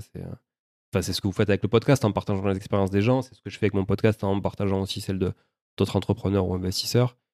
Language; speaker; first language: French; native; French